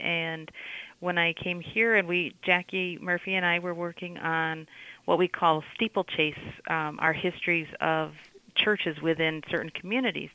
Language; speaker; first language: English; native; English